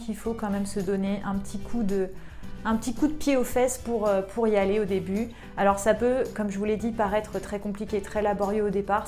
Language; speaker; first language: French; native; French